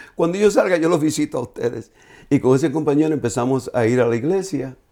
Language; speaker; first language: Spanish; native; Spanish